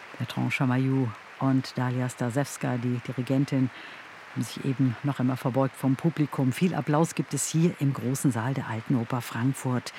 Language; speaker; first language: German; native; German